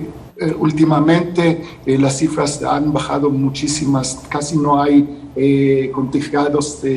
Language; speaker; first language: Spanish; non-native, fluent; Hebrew